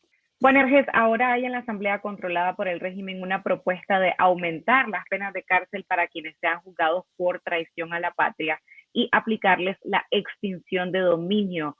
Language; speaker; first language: Spanish; native; Spanish